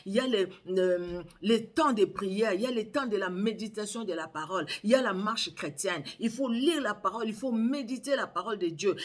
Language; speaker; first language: French; non-native, local second language; Lingala